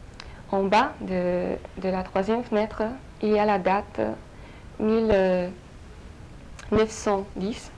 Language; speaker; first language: French; non-native, fluent; Polish